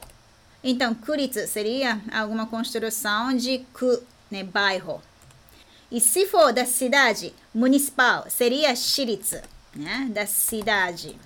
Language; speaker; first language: Portuguese; non-native, fluent; Japanese